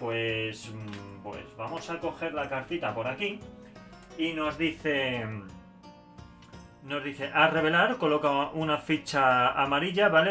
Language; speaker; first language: Spanish; native; Spanish